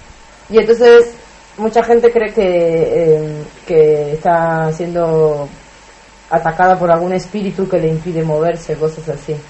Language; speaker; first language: Spanish; native; Spanish